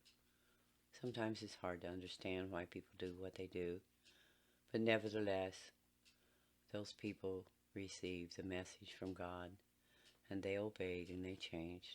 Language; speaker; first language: English; native; English